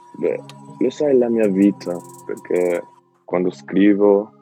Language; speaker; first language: Italian; non-native, learner; Albanian